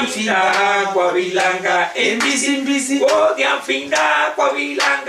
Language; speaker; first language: French; non-native, local second language; Kongo